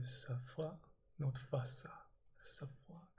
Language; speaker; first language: French; non-native, learner; English